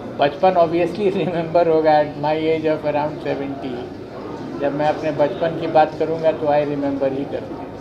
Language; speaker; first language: Hindi; native; Hindi